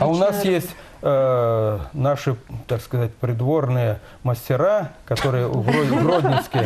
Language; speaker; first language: Russian; native; Russian